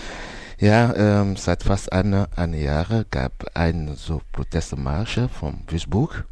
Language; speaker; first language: German; non-native, learner; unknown